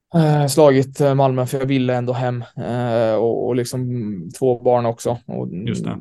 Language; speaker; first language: Swedish; native; Swedish